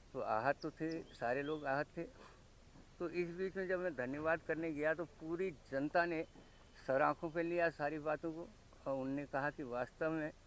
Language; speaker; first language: Hindi; native; Hindi